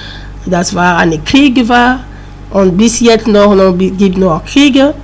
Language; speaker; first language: German; non-native, learner; French